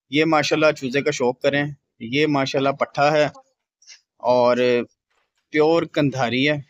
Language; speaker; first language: Hindi; native; Hindi